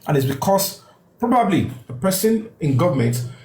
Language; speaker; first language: English; non-native, local second language; Yoruba